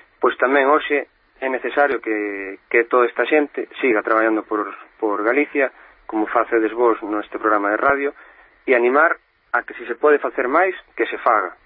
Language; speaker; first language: Galician; non-native, local second language; Spanish